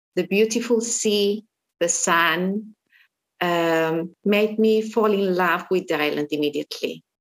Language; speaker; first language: English; non-native, fluent; Armenian